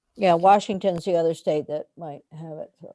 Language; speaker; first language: English; native; English